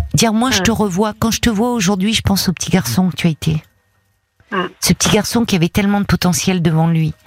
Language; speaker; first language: French; native; French